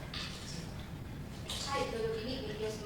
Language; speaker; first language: Japanese; non-native, learner; Indonesian